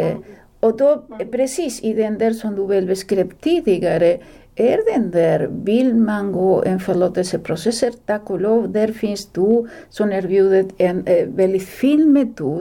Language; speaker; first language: Swedish; non-native, fluent; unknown